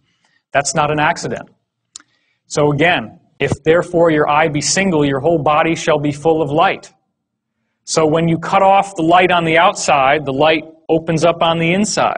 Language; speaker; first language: English; native; English